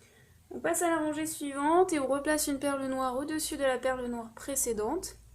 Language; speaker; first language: French; native; French